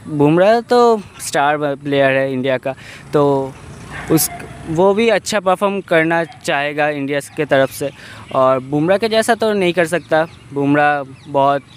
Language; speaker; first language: Hindi; non-native, local second language; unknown